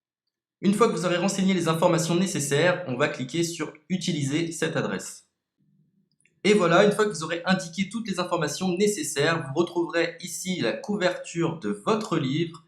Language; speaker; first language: French; native; French